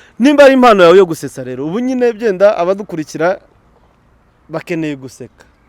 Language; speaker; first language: Kinyarwanda; native; Kinyarwanda